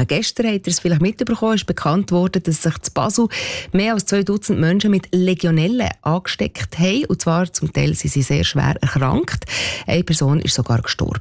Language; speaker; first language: German; native; German